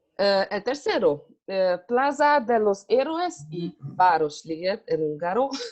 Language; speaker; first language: Spanish; non-native, learner; Hungarian